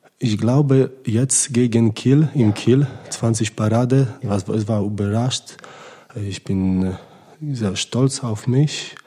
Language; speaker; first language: German; non-native, learner; Polish